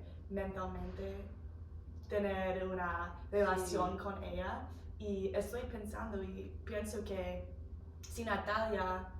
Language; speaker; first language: Spanish; non-native, fluent; English